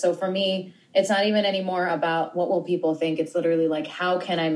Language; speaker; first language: English; native; English